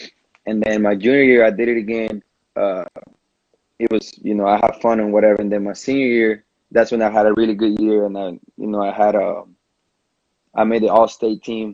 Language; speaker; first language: English; non-native, fluent; Spanish